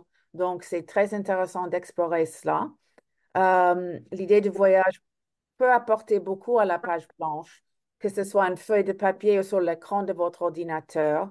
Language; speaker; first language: French; non-native, fluent; English